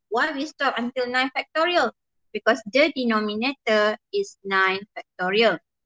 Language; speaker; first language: English; non-native, local second language; Malay